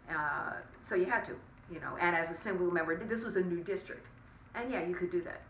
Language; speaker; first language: English; native; English